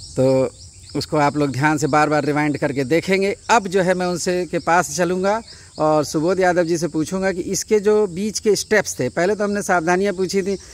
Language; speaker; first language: Hindi; native; Hindi